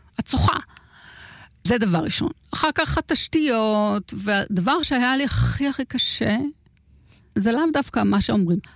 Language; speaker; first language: Hebrew; native; Hebrew